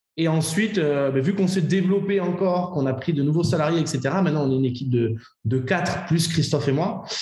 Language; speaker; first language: French; native; French